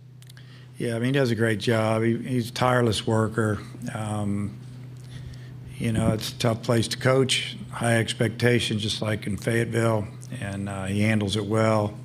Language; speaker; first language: English; native; English